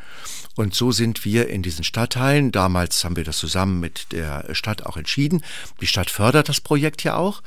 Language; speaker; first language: German; native; German